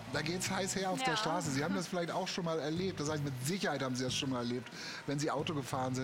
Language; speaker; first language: German; native; German